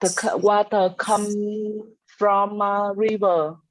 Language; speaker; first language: English; non-native, learner; Vietnamese